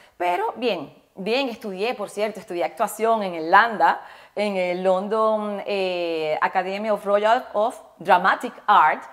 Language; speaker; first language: Spanish; native; Spanish